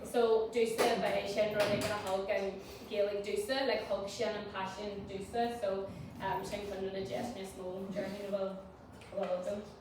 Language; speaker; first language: Irish; non-native, local second language; English